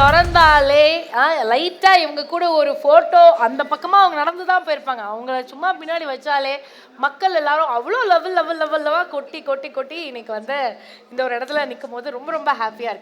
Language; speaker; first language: Tamil; native; Tamil